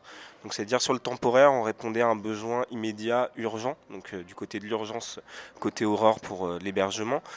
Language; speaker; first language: French; native; French